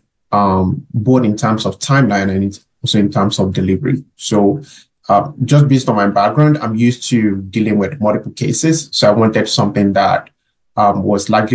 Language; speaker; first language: English; non-native, local second language; Yoruba